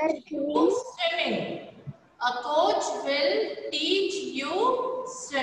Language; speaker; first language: English; non-native, local second language; Hindi